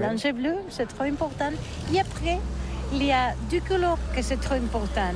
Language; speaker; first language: French; non-native, learner; Catalan